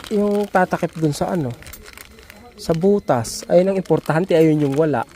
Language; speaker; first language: Filipino; native; Filipino